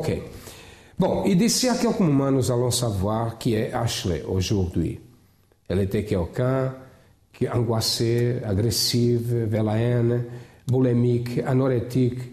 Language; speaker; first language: French; non-native, fluent; Portuguese